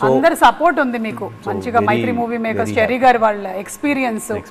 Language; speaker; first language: Telugu; native; Telugu